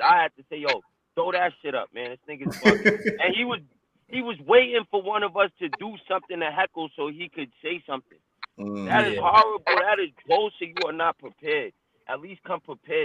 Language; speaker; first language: English; native; English